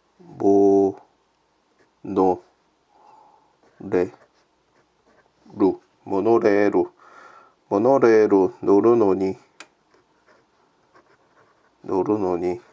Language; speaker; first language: Japanese; non-native, learner; Korean